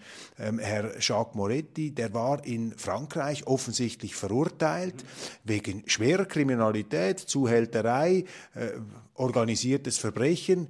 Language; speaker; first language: German; native; German